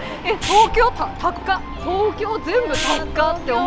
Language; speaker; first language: Japanese; native; Japanese